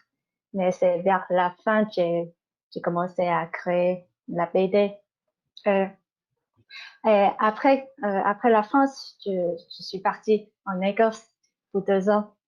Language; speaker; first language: French; non-native, fluent; Chinese